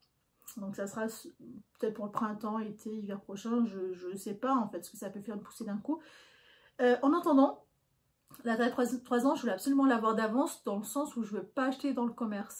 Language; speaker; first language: French; native; French